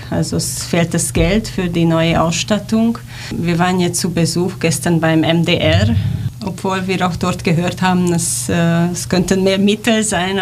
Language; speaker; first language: German; non-native, fluent; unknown